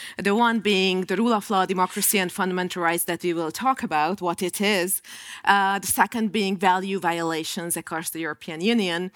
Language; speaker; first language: English; non-native, fluent; Hungarian